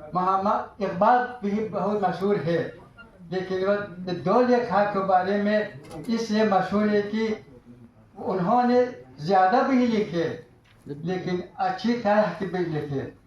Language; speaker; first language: Hindi; non-native, fluent; Tajik